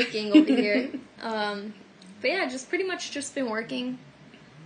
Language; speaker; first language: English; non-native, fluent; Albanian